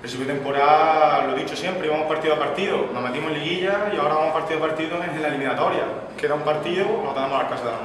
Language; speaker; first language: Spanish; native; Spanish